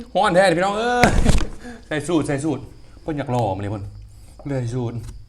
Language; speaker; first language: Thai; non-native, local second language; Northeastern Thai